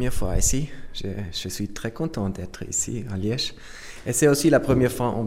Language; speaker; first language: French; non-native, learner; German